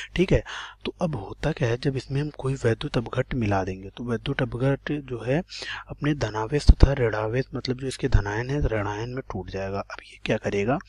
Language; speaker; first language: Hindi; native; Hindi